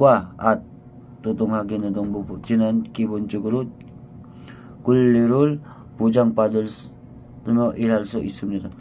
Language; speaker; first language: Korean; non-native, learner; Filipino